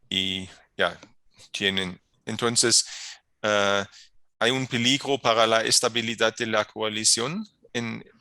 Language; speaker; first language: Spanish; non-native, fluent; German